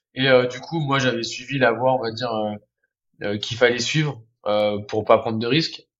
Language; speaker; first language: French; native; French